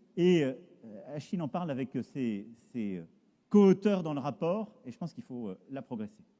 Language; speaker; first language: French; native; French